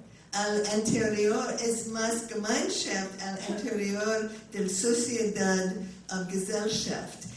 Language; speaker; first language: Spanish; non-native, learner; English